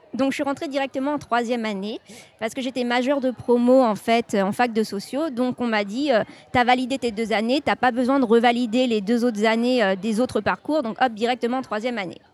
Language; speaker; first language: French; native; French